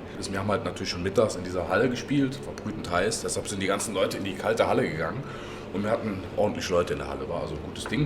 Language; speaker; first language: German; native; German